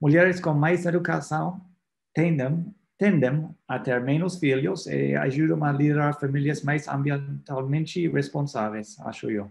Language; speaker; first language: Portuguese; non-native, fluent; English